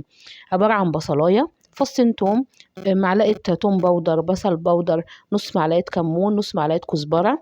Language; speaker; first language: Arabic; native; Arabic